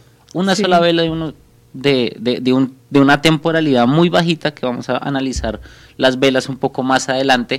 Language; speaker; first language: Spanish; native; Spanish